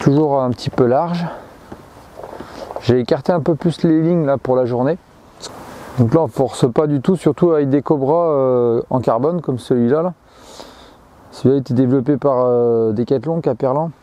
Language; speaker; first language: French; native; French